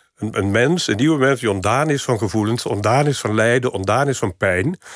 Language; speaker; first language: Dutch; native; Dutch